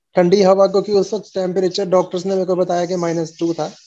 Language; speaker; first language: Hindi; native; Hindi